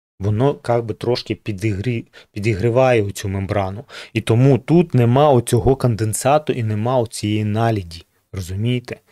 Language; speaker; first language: Ukrainian; non-native, local second language; Russian